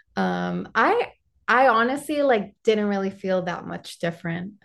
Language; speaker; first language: English; non-native, fluent; Spanish